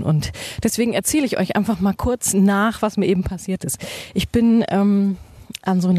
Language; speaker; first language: German; native; German